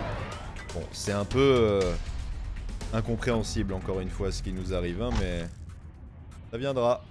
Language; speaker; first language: French; native; French